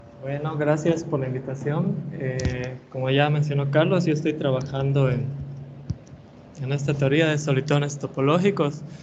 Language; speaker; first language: Spanish; native; Spanish